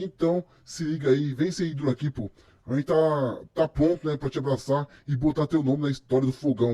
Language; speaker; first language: Portuguese; native; Portuguese